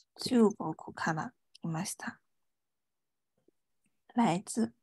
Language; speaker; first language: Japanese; non-native, fluent; Chinese